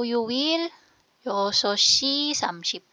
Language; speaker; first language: Korean; non-native, fluent; Filipino